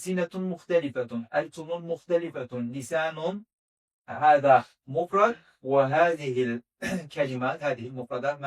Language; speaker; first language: Arabic; non-native, fluent; Azerbaijani